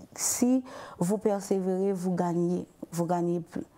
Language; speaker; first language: French; non-native, local second language; Haitian Creole